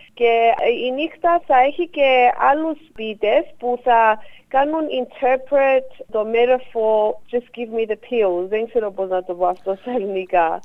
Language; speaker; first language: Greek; early bilingual, heritage; Greek